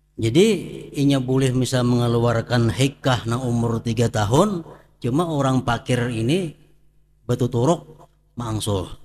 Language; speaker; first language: Indonesian; non-native, local second language; Banjar